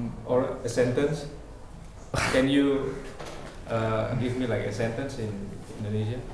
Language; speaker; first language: English; non-native, fluent; Indonesian